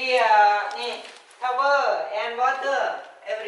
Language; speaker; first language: English; non-native, learner; Thai